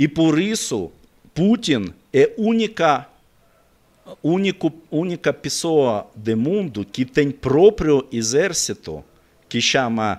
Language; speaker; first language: Portuguese; non-native, learner; Russian